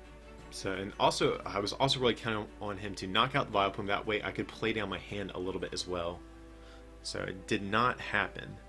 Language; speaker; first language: English; native; English